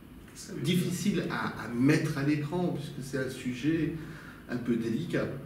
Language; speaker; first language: French; native; French